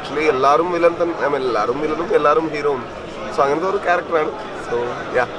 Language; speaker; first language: Malayalam; non-native, learner; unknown